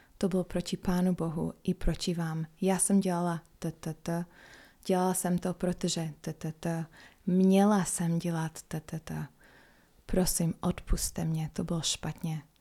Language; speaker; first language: Czech; non-native, fluent; English